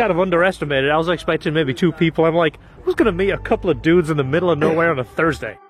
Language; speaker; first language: English; native; English